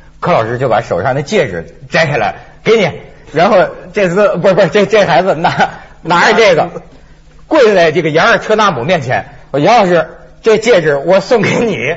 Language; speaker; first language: Chinese; native; Chinese